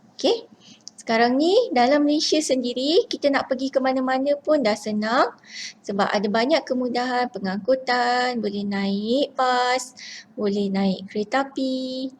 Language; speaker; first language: Malay; native; Malay